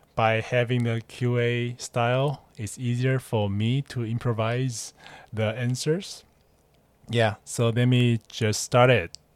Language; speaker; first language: English; non-native, fluent; Chinese